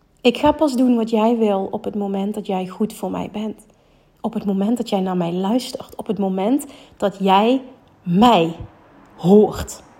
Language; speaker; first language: Dutch; native; Dutch